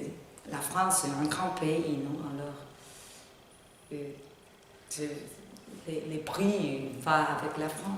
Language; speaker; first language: French; non-native, learner; Spanish